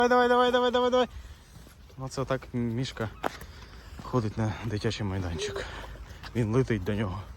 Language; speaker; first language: Ukrainian; non-native, local second language; Russian